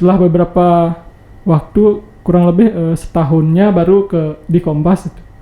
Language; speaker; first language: Indonesian; non-native, local second language; Balinese